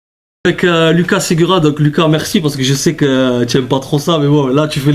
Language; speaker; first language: French; native; French